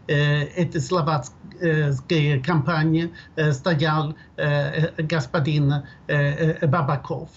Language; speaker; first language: Russian; non-native, fluent; Swedish